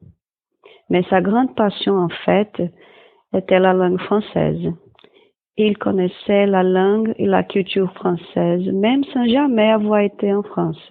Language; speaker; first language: French; non-native, fluent; Portuguese